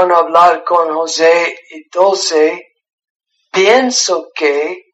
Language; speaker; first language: Spanish; non-native, learner; English